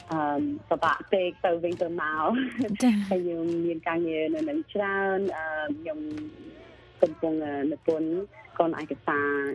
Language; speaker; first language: Khmer; early bilingual, heritage; Khmer